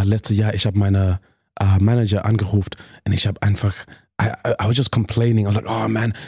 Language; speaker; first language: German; non-native, learner; English